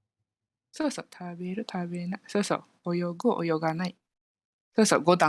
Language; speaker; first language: Japanese; non-native, fluent; Malay